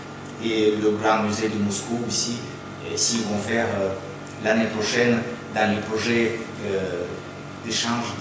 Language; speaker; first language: French; non-native, fluent; Russian